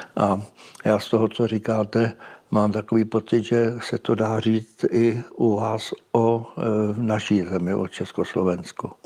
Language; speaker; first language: Czech; native; Czech